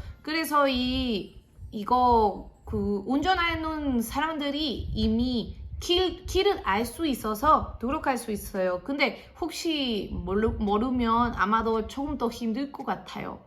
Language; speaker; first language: Korean; non-native, fluent; Spanish